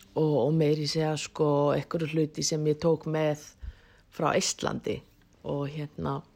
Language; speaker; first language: Icelandic; non-native, fluent; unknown